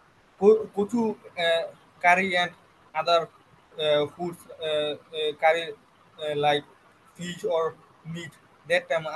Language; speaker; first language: English; non-native, learner; Bangla